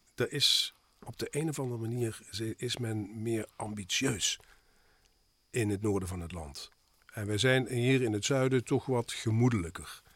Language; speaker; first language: Dutch; native; Dutch